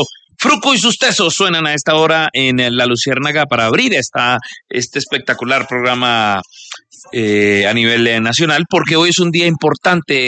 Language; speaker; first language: Spanish; native; Spanish